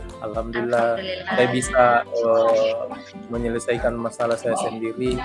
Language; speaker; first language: Indonesian; non-native, local second language; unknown